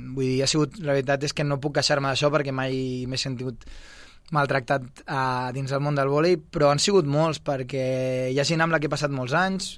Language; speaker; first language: Catalan; early bilingual, other home language; Bosnian